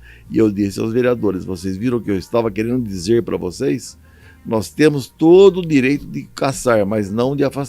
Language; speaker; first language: Portuguese; native; Portuguese